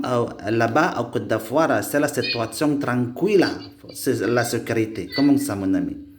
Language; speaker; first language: French; non-native, learner; Indonesian